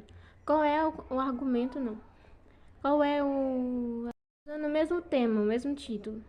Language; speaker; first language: Portuguese; native; Portuguese